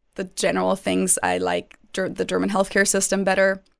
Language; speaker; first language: English; non-native, fluent; German